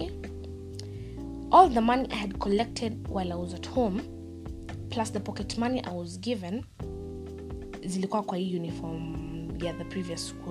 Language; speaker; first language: English; non-native, local second language; Swahili